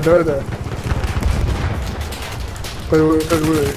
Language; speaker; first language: Catalan; native; Catalan